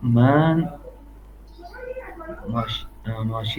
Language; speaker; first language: Persian; non-native, learner; Urdu